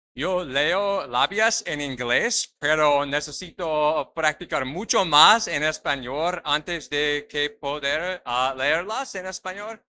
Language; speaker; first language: Spanish; non-native, learner; English